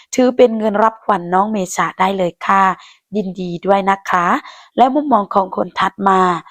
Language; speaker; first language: Thai; non-native, local second language; Lao